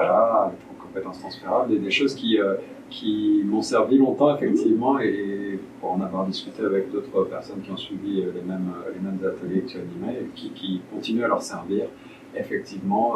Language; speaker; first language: French; native; French